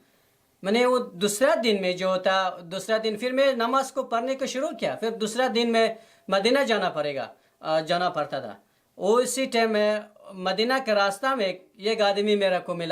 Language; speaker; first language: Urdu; non-native, learner; Persian